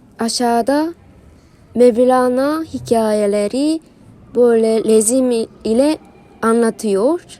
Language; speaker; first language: Turkish; non-native, learner; Japanese